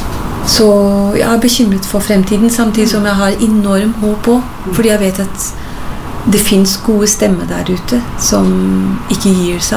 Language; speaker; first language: Norwegian; non-native, fluent; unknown